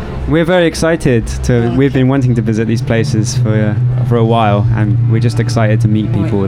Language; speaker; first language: English; non-native, fluent; Estonian